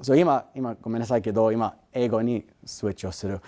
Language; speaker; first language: Japanese; non-native, learner; English